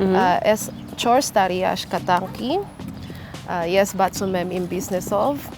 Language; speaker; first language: Armenian; non-native, learner; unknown